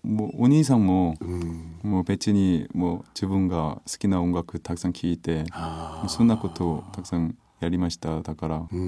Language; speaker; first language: Japanese; non-native, learner; Korean